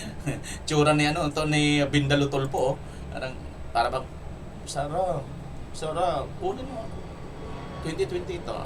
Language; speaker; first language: Filipino; native; Filipino